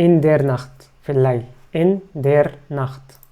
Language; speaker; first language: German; non-native, fluent; Arabic